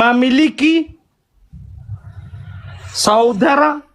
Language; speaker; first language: Indonesian; non-native, learner; Oromo